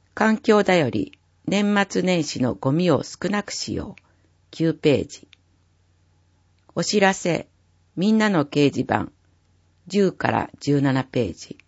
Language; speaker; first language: Japanese; native; Japanese